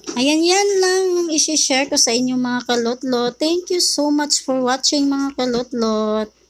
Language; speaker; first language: Filipino; native; Filipino